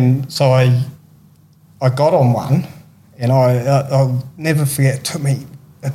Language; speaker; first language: English; native; English